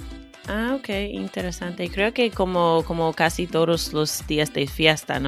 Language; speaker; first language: Spanish; non-native, fluent; English